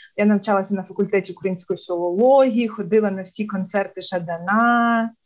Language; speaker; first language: Ukrainian; non-native, local second language; Russian